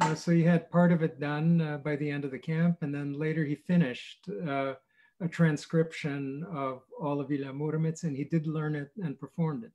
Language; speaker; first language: English; early bilingual, other home language; Ukrainian